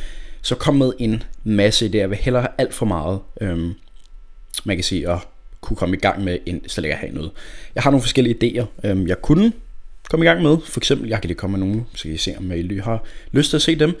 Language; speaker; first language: Danish; native; Danish